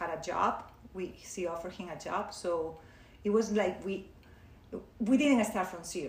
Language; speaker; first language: English; non-native, fluent; Spanish